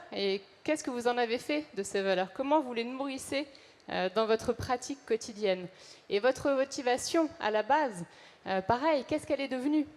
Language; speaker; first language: French; native; French